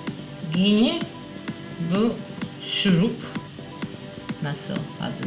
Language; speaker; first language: Turkish; non-native, learner; Russian